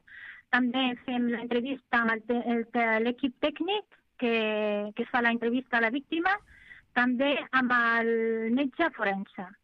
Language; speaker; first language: Catalan; non-native, fluent; Arabic